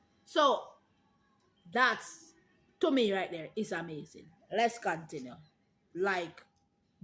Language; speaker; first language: English; non-native, local second language; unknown